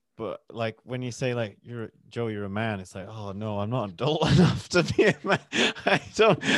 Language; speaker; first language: English; native; English